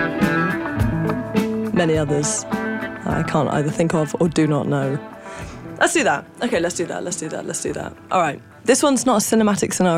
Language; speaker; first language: English; native; English